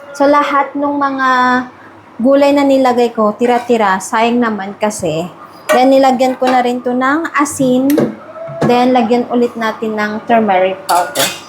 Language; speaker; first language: Filipino; non-native, local second language; Iloko